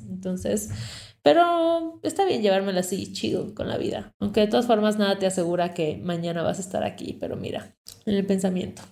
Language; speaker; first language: Spanish; native; Spanish